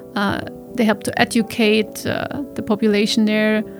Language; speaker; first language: English; non-native, fluent; German